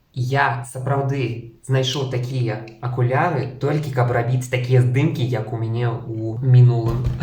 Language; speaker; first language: Belarusian; non-native, local second language; Russian